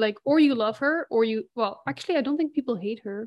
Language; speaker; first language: English; non-native, fluent; Dutch